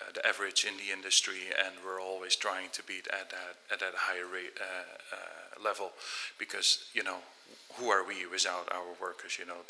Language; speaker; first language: English; non-native, fluent; Dutch